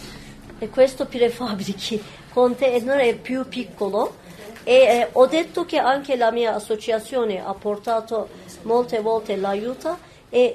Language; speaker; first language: Italian; non-native, learner; Turkish